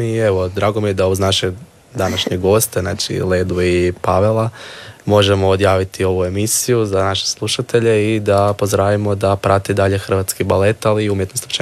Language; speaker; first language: Serbian; native; Serbian